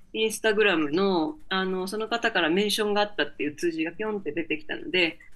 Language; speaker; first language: Japanese; native; Japanese